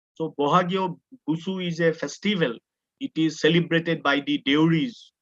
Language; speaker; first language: English; non-native, local second language; Assamese